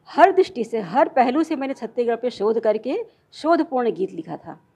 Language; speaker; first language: Hindi; non-native, local second language; Chhattisgarhi